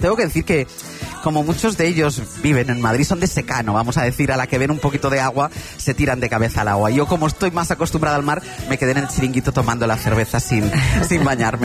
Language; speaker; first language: Spanish; native; Spanish